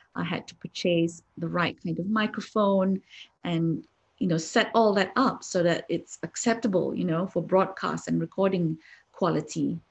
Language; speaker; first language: English; non-native, local second language; Malay